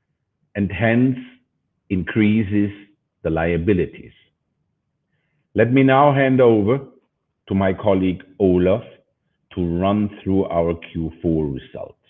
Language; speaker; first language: English; non-native, fluent; German